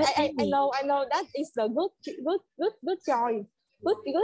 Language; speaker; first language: English; non-native, learner; Vietnamese